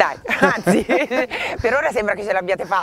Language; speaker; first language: Italian; native; Italian